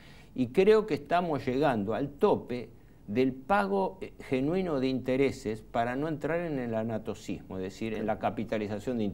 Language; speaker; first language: Spanish; native; Spanish